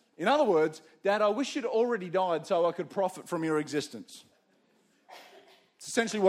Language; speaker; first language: English; native; English